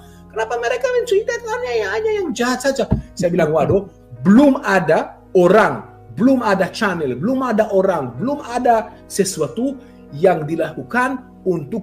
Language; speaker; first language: Indonesian; non-native, fluent; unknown